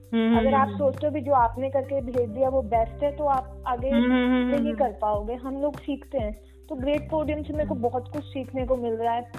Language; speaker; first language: Hindi; native; Hindi